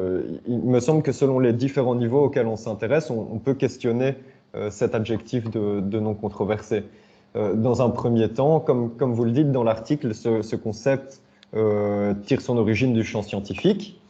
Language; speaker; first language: French; native; French